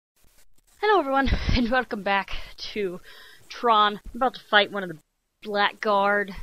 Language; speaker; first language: English; native; English